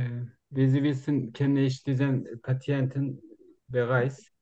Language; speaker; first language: German; non-native, learner; Turkish